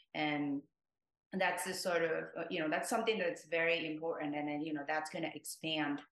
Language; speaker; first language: English; non-native, fluent; Japanese